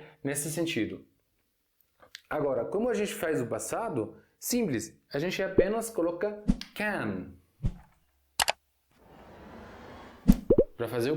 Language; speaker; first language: Portuguese; non-native, fluent; Arabic